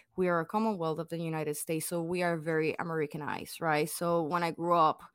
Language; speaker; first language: English; non-native, fluent; Spanish